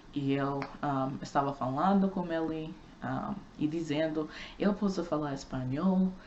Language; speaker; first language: Portuguese; non-native, fluent; English